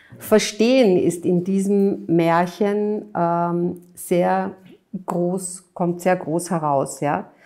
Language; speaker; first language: German; native; German